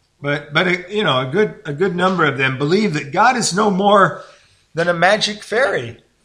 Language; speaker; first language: English; native; English